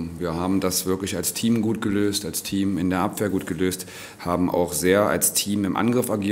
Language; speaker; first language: German; native; German